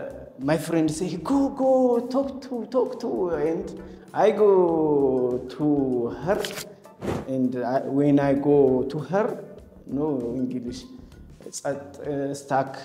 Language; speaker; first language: English; non-native, learner; Amharic